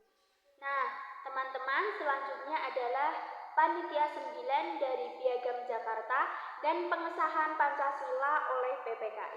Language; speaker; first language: Indonesian; native; Indonesian